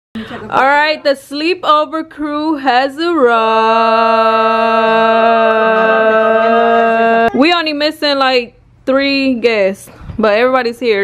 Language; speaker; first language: English; native; English